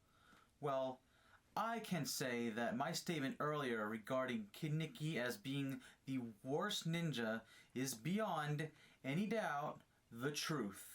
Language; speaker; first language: English; native; English